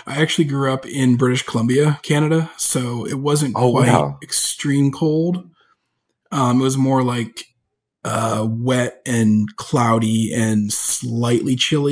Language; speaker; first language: English; native; English